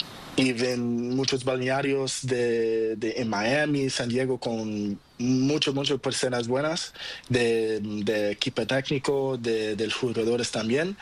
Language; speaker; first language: Spanish; non-native, learner; Portuguese